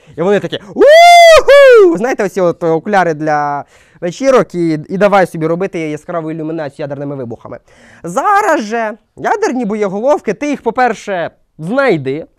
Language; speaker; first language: Ukrainian; non-native, local second language; Russian